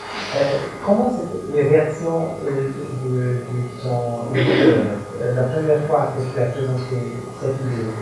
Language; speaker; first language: French; non-native, fluent; German